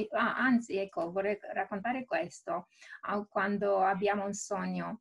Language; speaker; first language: Italian; non-native, fluent; Romanian